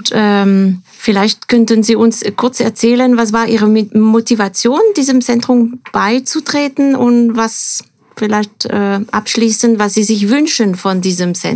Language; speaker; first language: German; non-native, fluent; French